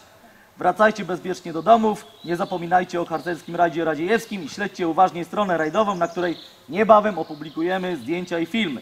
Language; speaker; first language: Polish; native; Polish